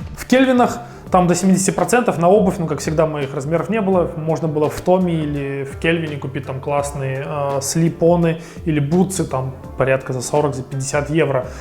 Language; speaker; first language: Russian; native; Russian